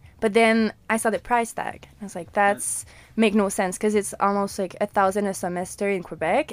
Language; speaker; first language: English; non-native, fluent; French